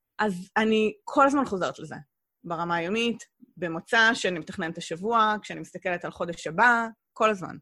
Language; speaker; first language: Hebrew; native; Hebrew